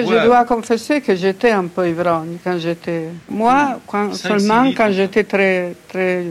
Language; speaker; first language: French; non-native, fluent; Italian